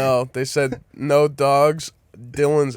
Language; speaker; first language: English; native; English